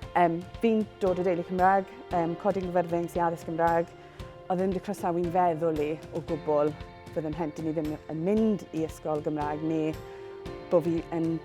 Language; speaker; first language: Welsh; native; Welsh